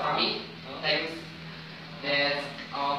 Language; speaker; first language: English; non-native, learner; Indonesian